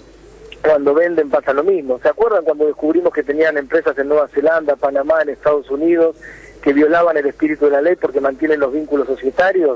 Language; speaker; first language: Spanish; native; Spanish